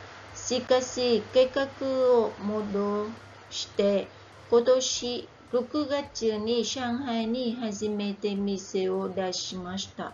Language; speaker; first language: Japanese; non-native, learner; Vietnamese